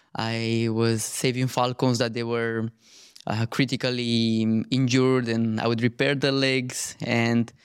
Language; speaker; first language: English; non-native, fluent; Romanian